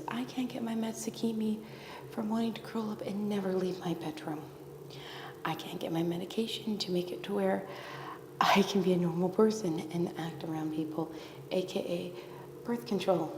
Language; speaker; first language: English; native; English